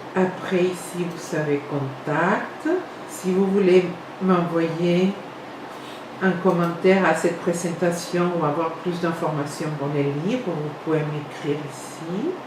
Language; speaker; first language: French; non-native, fluent; Spanish